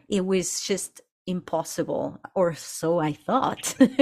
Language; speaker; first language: English; early bilingual, other home language; Spanish